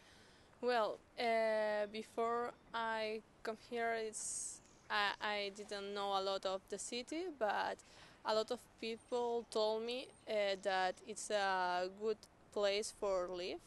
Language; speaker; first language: English; non-native, learner; Spanish